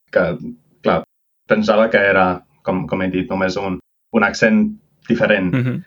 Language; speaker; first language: Catalan; non-native, fluent; English